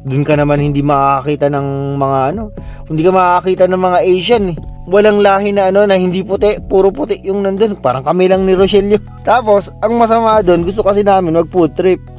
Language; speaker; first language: Filipino; native; Filipino